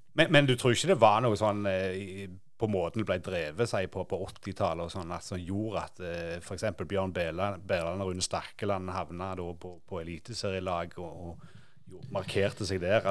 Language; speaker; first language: Norwegian; native; Norwegian